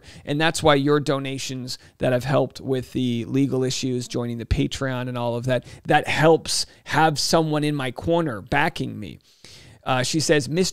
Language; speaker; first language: English; native; English